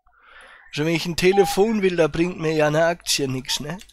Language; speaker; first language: German; native; German